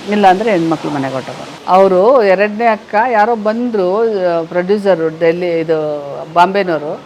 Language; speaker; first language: Kannada; native; Kannada